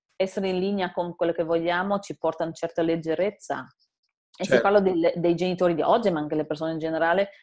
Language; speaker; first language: Italian; non-native, fluent; Dutch